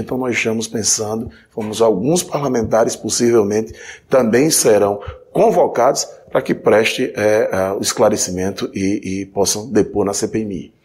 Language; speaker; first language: Portuguese; native; Portuguese